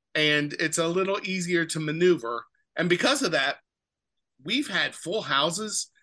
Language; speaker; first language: English; native; English